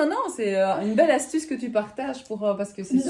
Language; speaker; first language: French; native; French